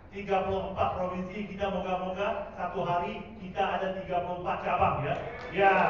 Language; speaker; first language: Indonesian; non-native, fluent; Tamil